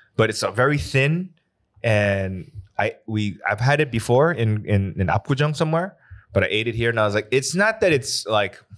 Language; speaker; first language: English; native; English